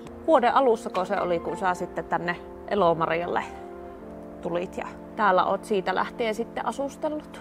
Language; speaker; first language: Finnish; native; Finnish